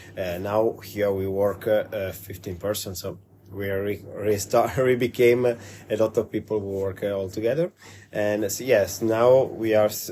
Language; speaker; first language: English; non-native, learner; Italian